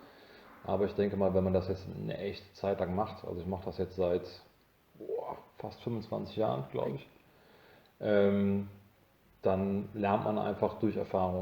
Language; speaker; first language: German; native; German